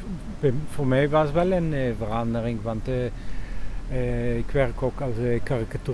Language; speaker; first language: Dutch; non-native, learner; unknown